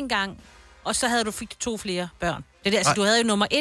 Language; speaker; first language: Danish; native; Danish